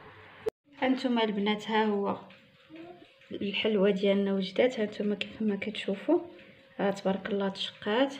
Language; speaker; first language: Arabic; native; Arabic